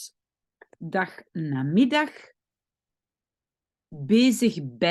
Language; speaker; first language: Dutch; non-native, local second language; French